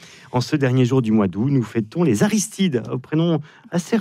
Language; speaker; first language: French; native; French